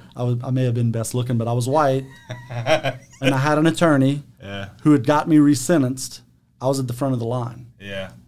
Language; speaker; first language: English; native; English